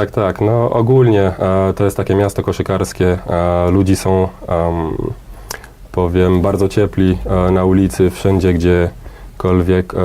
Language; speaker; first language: Polish; early bilingual, heritage; Polish